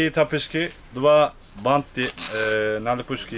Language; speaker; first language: Russian; non-native, learner; Turkish